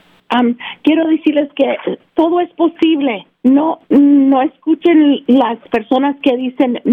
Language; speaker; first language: Spanish; early bilingual, heritage; Spanish